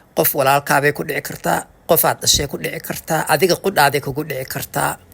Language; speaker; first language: Somali; early bilingual, heritage; Somali